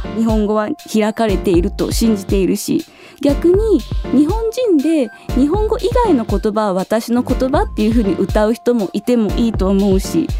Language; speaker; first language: Japanese; native; Japanese